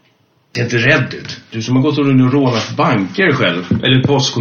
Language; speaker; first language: Swedish; native; Swedish